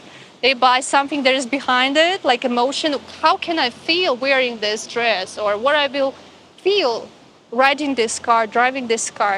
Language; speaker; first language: English; non-native, fluent; Russian